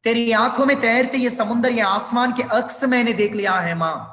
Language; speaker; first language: Hindi; non-native, local second language; Telugu